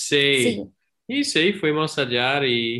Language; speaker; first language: Spanish; non-native, learner; English